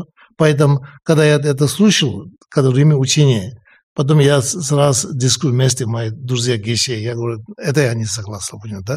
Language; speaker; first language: Russian; non-native, learner; Tibetan